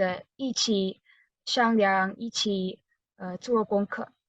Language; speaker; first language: Chinese; non-native, learner; Indonesian